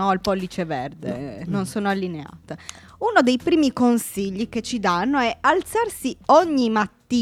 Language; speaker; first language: Italian; native; Italian